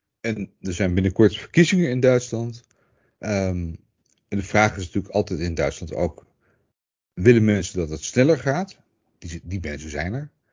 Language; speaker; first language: Dutch; native; Dutch